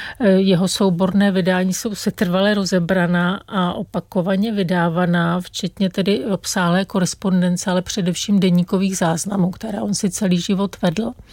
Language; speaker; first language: Czech; native; Czech